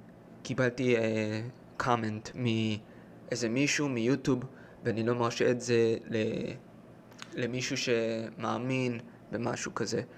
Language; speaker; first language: Hebrew; early bilingual, heritage; Hebrew